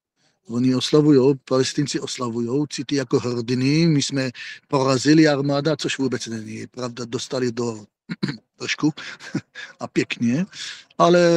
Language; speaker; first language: Czech; non-native, fluent; Hebrew